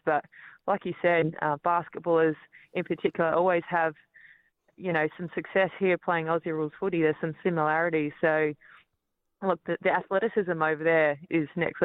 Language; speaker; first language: English; native; English